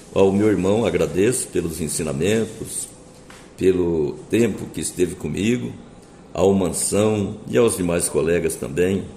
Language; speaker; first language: Portuguese; native; Portuguese